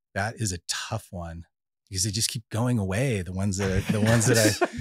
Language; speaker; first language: English; native; English